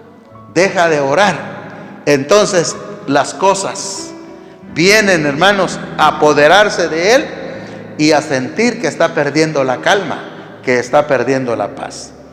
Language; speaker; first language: Spanish; native; Spanish